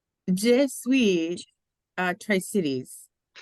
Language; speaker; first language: French; non-native, learner; English